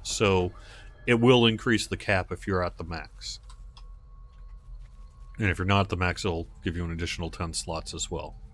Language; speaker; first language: English; native; English